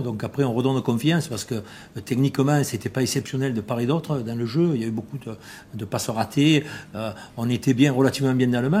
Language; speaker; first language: French; native; French